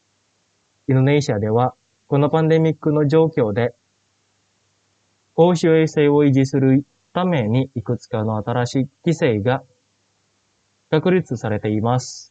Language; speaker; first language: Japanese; non-native, fluent; Indonesian